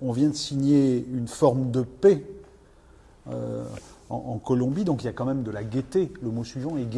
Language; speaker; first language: French; native; French